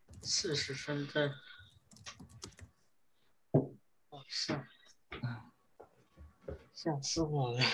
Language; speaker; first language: Chinese; early bilingual, heritage; Chinese